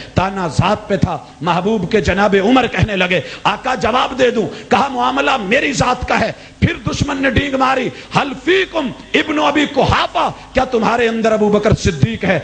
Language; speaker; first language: Urdu; non-native, local second language; Punjabi